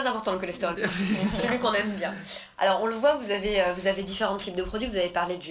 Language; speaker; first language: French; native; French